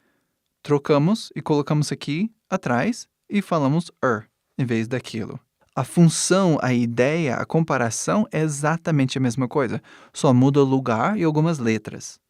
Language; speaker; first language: Portuguese; non-native, fluent; English